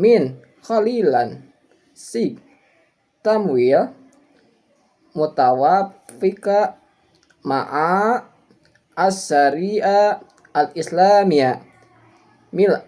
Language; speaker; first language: Arabic; non-native, learner; Indonesian